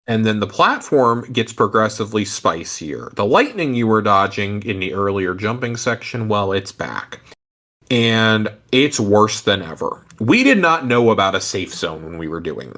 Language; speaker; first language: English; native; English